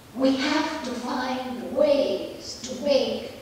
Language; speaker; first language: English; non-native, fluent; Greek